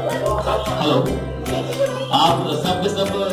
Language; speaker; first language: Hindi; native; Hindi